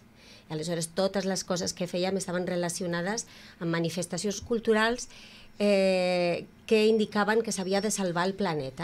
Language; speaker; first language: Catalan; native; Catalan